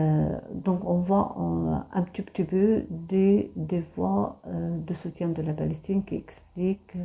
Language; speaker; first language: French; non-native, fluent; Arabic